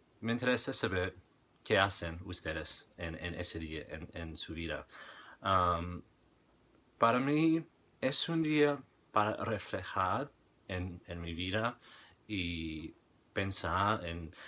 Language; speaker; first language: Spanish; non-native, fluent; English